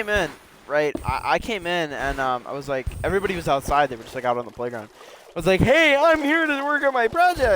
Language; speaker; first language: English; native; English